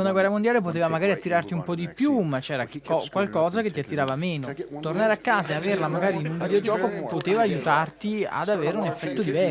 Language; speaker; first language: Italian; native; Italian